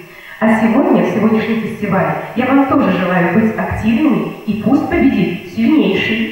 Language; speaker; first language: Russian; native; Russian